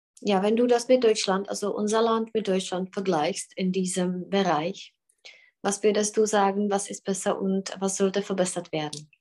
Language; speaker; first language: German; non-native, fluent; Czech